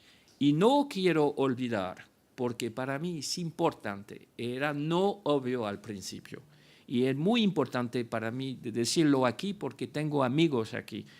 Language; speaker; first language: Spanish; non-native, fluent; French